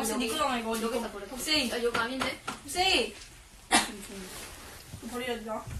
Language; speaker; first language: Korean; native; Korean